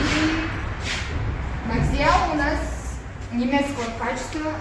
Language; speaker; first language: Russian; native; Russian